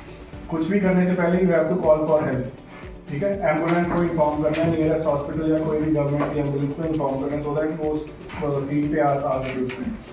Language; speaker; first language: Hindi; native; Hindi